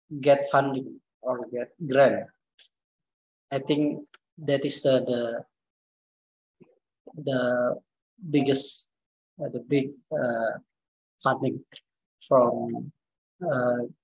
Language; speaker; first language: English; non-native, learner; Indonesian